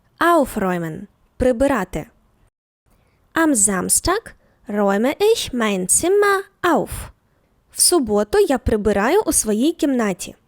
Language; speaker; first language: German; non-native, fluent; Ukrainian